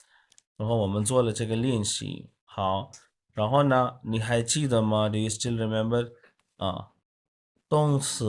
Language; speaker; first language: Chinese; non-native, fluent; Urdu